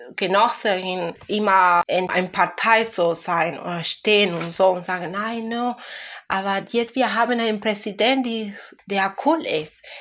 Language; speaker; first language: German; non-native, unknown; Spanish